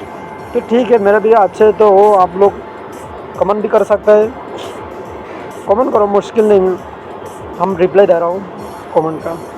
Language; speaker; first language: Hindi; non-native, learner; Bangla